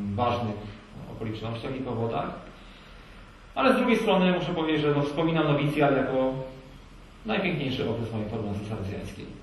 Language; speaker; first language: Polish; native; Polish